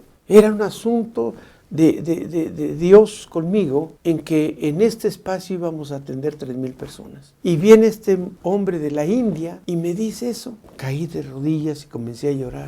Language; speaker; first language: Spanish; native; Spanish